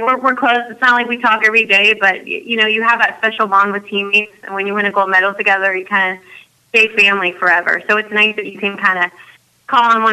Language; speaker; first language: English; native; English